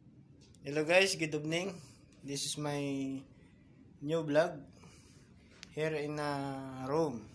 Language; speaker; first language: English; non-native, learner; Filipino